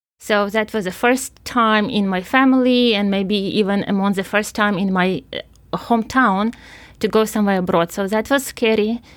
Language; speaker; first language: English; non-native, fluent; Ukrainian